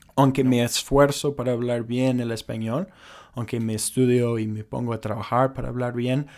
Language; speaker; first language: Spanish; non-native, fluent; English